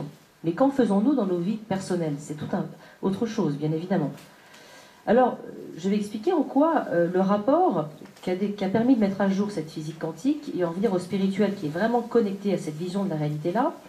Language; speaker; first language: French; native; French